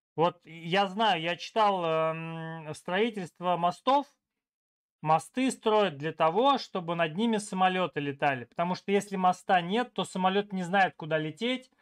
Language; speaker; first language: Russian; native; Russian